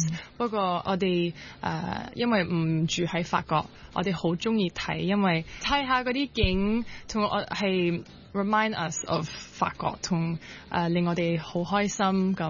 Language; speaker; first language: Cantonese; non-native, local second language; French